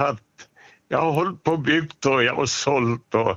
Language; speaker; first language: Swedish; native; Swedish